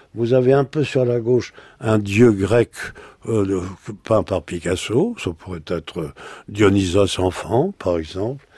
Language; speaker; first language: French; native; French